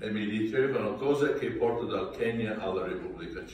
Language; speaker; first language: Italian; non-native, learner; English